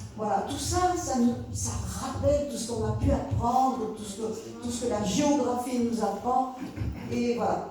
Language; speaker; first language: French; native; French